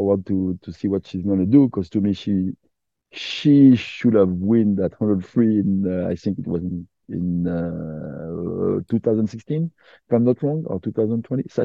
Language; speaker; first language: English; non-native, fluent; French